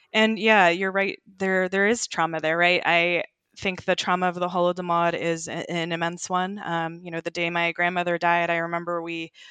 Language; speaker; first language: English; early bilingual, other home language; Ukrainian